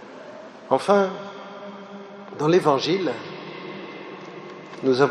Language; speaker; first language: French; native; French